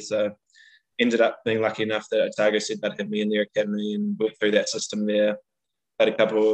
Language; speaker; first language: English; native; English